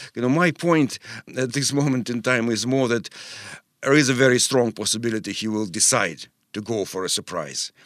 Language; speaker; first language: English; non-native, fluent; Russian